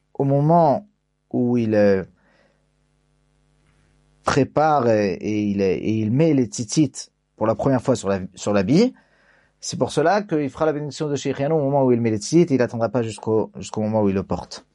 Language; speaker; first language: French; native; French